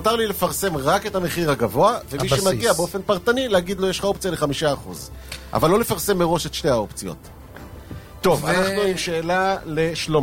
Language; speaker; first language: Hebrew; native; Hebrew